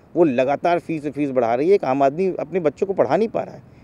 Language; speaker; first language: Hindi; native; Hindi